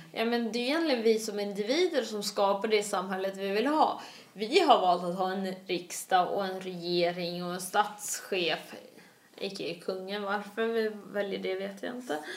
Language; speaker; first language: Swedish; early bilingual, other home language; Russian